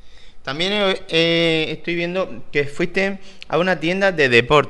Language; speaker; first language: Spanish; native; Spanish